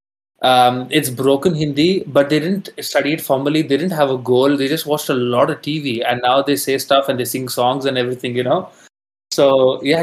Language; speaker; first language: English; non-native, local second language; Tamil